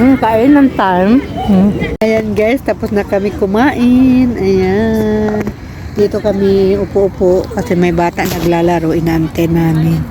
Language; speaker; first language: Filipino; non-native, local second language; Cebuano